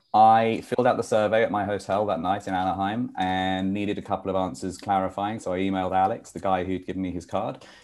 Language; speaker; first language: English; native; English